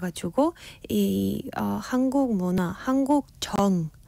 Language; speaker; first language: Korean; non-native, fluent; Spanish